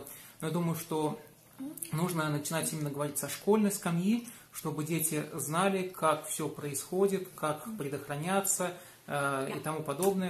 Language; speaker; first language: Russian; native; Russian